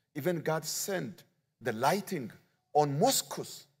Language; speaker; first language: English; non-native, learner; Amharic